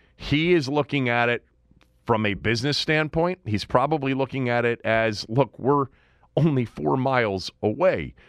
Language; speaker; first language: English; native; English